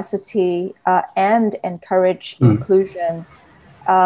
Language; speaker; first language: English; native; English